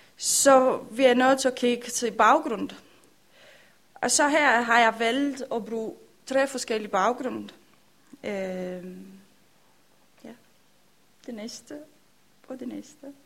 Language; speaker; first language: Danish; non-native, learner; Romanian